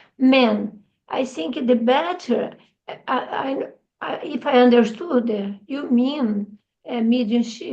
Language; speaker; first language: English; non-native, learner; Portuguese